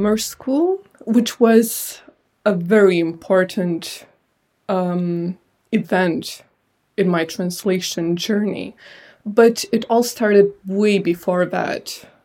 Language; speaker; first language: English; non-native, fluent; Lithuanian